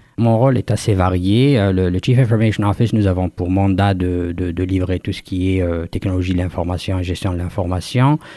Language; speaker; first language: French; non-native, local second language; Kabyle